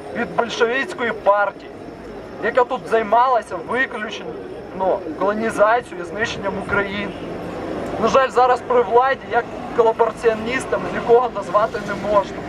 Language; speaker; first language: Ukrainian; non-native, local second language; Russian